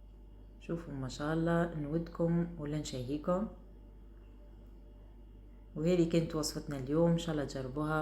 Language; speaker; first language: Arabic; native; Arabic